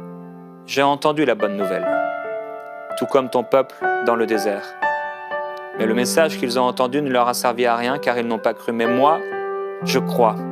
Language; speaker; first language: French; non-native, local second language; Haitian Creole